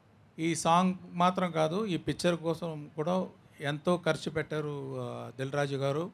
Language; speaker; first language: Telugu; non-native, fluent; Tamil